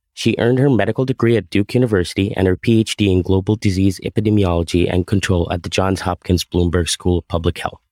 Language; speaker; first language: English; non-native, fluent; Arabic